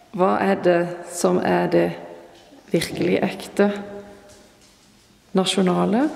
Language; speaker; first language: Norwegian; non-native, fluent; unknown